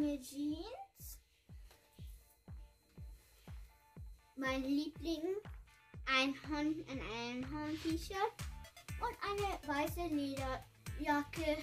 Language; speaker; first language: German; early bilingual, other home language; Filipino